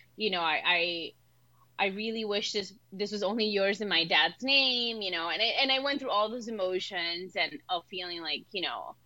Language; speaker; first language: English; early bilingual, other home language; Spanish